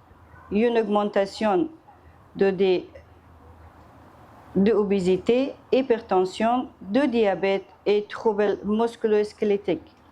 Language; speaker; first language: French; non-native, fluent; Persian